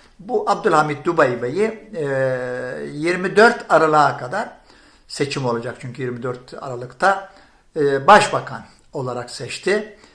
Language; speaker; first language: Turkish; non-native, fluent; Arabic